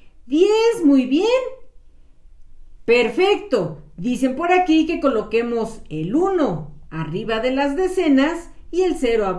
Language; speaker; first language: Spanish; native; Spanish